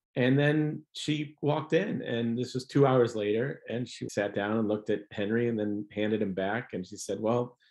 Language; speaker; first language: English; native; English